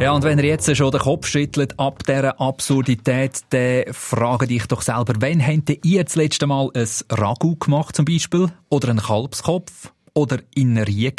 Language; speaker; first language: German; native; German